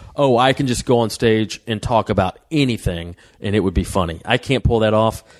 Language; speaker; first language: English; native; English